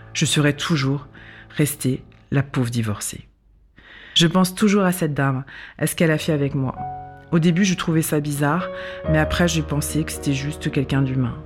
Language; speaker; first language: French; non-native, local second language; Arabic